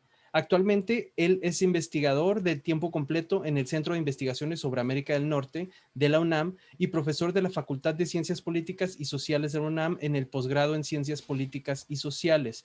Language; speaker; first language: Spanish; native; Spanish